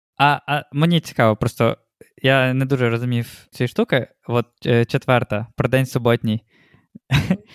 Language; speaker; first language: Ukrainian; non-native, local second language; Russian